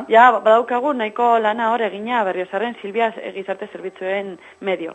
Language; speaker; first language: Basque; non-native, local second language; Spanish